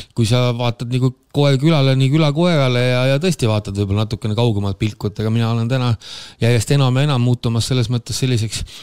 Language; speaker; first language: Estonian; native; Estonian